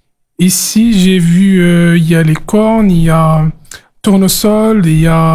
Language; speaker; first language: French; non-native, local second language; Arabic